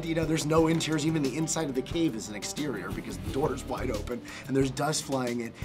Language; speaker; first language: English; native; English